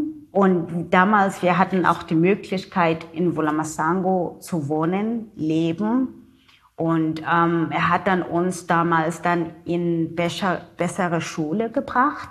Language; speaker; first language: German; non-native, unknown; Zulu